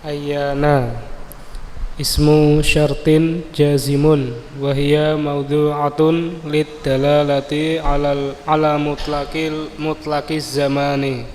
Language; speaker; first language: Arabic; non-native, learner; Indonesian